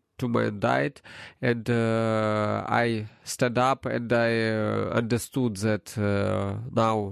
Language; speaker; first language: English; non-native, learner; Ukrainian